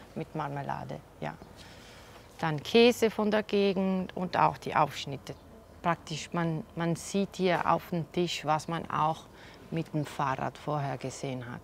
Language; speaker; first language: German; non-native, fluent; Italian